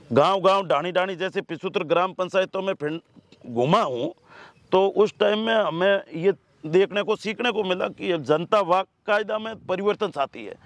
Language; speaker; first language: Hindi; native; Hindi